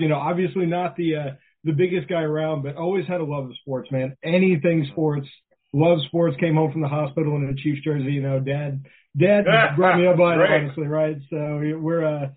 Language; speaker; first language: English; native; English